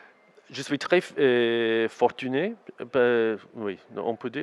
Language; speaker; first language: French; non-native, learner; English